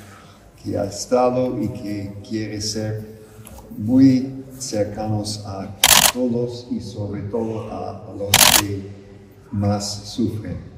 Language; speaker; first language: Spanish; non-native, fluent; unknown